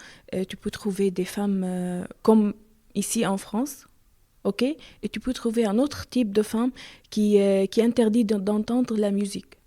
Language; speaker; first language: French; non-native, learner; Arabic